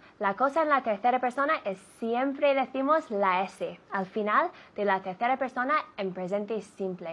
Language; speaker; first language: Spanish; non-native, fluent; English